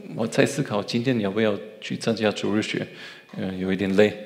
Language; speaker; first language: Chinese; non-native, fluent; German